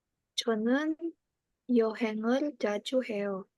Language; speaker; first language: Korean; non-native, learner; Indonesian